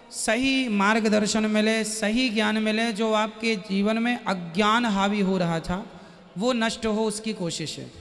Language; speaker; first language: Hindi; native; Hindi